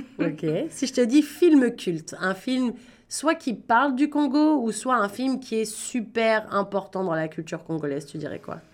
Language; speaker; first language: French; native; French